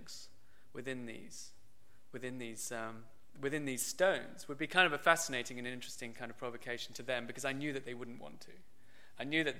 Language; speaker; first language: English; native; English